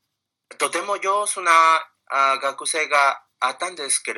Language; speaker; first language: Japanese; non-native, fluent; Spanish